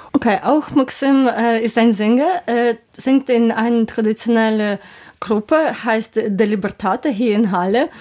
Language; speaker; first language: German; non-native, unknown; Ukrainian